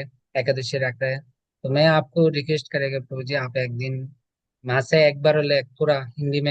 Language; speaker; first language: Hindi; non-native, learner; Bangla